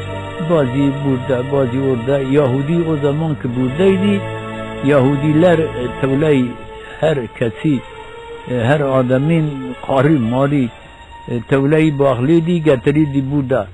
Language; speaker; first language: Turkish; non-native, local second language; Kurdish